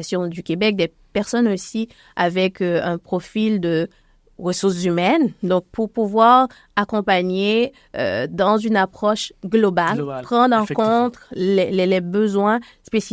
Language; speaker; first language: French; native; French